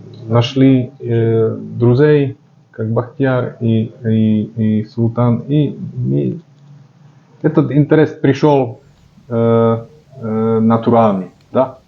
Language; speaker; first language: Russian; non-native, learner; Slovak